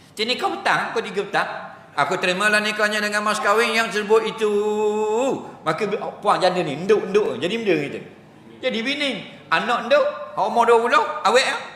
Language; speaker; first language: Malay; native; Malay